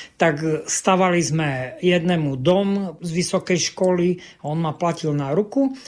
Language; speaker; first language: Slovak; non-native, local second language; Rusyn